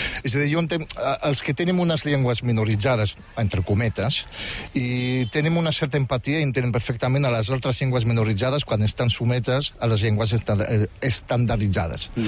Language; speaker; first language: Catalan; non-native, fluent; Riffian